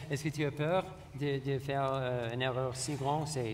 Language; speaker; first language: French; non-native, learner; English